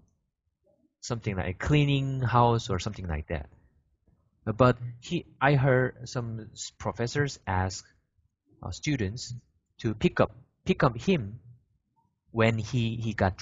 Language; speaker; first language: English; non-native, learner; Korean